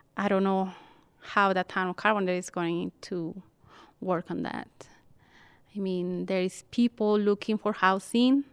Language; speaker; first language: English; non-native, fluent; Spanish